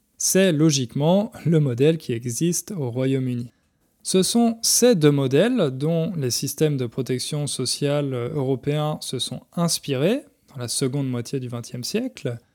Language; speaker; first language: French; native; French